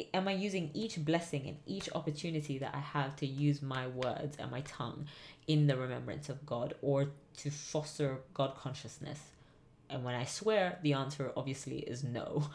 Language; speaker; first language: English; native; English